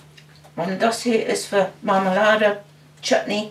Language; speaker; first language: German; non-native, fluent; English